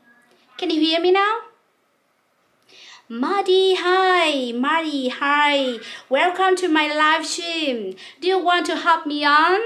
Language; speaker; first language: English; non-native, local second language; Vietnamese